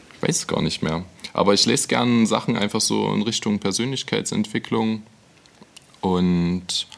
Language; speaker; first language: German; native; German